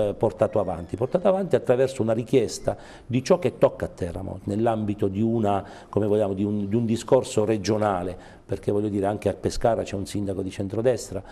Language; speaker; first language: Italian; native; Italian